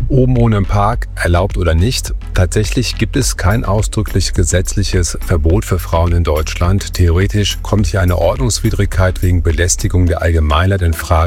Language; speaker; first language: German; native; German